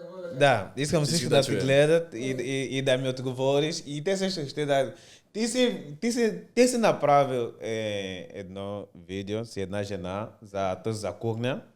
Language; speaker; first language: Bulgarian; non-native, learner; Portuguese